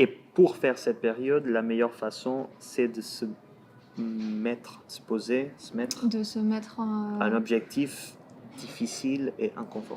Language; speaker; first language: French; non-native, fluent; Portuguese